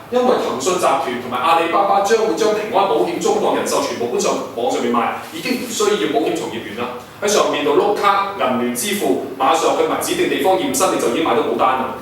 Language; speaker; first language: Cantonese; early bilingual, heritage; Cantonese